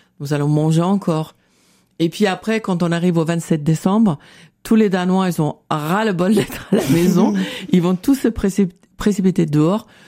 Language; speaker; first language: French; non-native, fluent; Danish